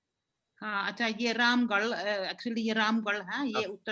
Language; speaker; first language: Hindi; non-native, fluent; Finnish